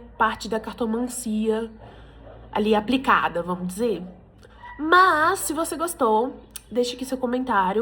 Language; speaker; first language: Portuguese; native; Portuguese